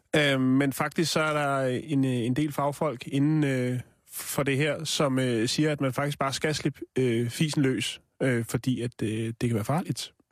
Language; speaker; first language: Danish; native; Danish